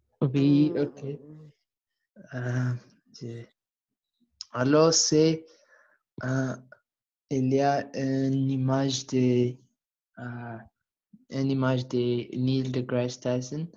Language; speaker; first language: French; non-native, learner; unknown